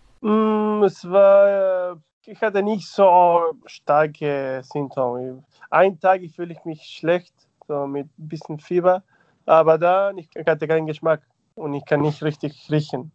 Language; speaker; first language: German; non-native, fluent; Spanish